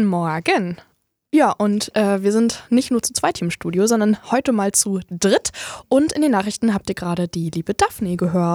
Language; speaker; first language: German; native; German